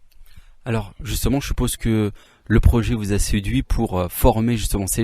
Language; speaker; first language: French; native; French